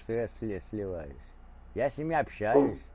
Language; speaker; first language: Russian; native; Russian